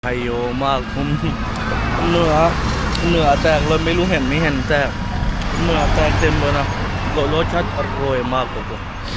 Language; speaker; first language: Thai; non-native, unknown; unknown